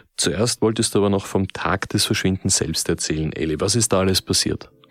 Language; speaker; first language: German; native; German